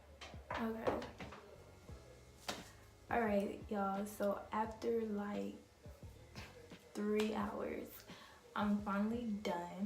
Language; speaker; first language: English; native; English